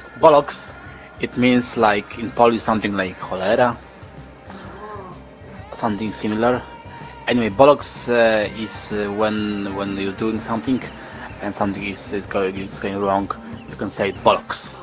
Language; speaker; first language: English; non-native, learner; Polish